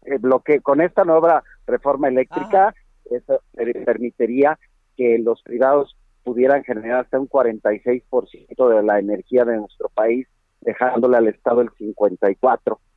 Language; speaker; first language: Spanish; native; Spanish